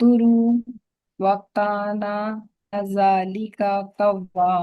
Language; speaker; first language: Arabic; non-native, learner; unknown